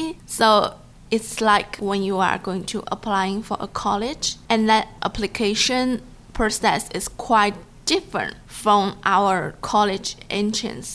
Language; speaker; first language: English; non-native, learner; Chinese